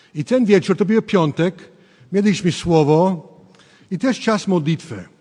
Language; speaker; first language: Polish; early bilingual, heritage; English